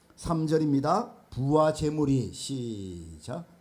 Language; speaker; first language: Korean; native; Korean